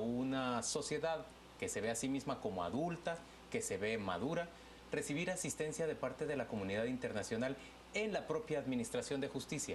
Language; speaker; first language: Spanish; native; Spanish